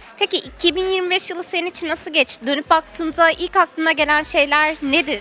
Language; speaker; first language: Turkish; native; Turkish